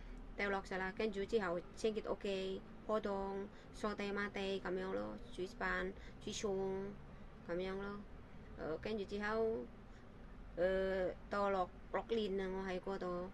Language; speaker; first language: Cantonese; non-native, fluent; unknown